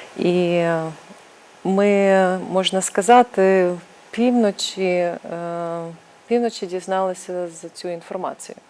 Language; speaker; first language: Ukrainian; native; Ukrainian